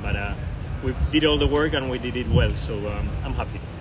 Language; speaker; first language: English; non-native, fluent; Spanish